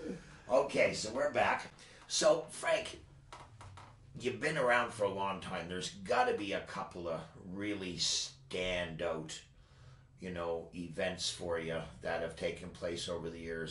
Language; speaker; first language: English; native; English